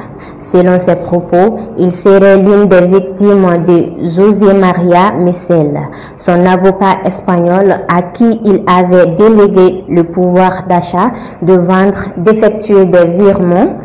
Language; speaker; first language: French; non-native, local second language; Bambara